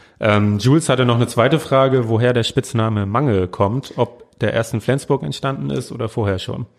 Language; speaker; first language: German; native; German